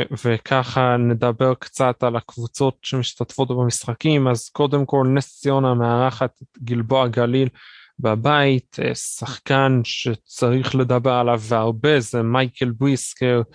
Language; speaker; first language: Hebrew; native; Hebrew